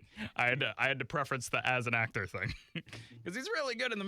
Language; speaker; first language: English; native; English